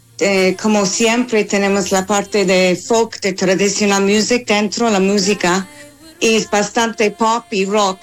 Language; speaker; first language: Spanish; non-native, fluent; English